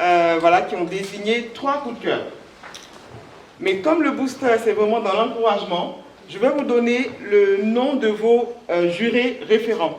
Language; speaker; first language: French; native; French